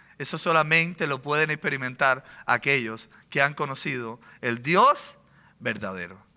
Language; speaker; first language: Spanish; native; Spanish